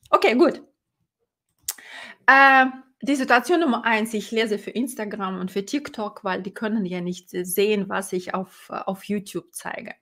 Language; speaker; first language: German; non-native, fluent; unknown